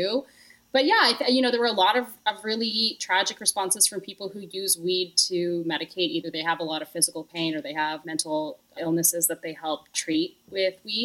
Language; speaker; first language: English; native; English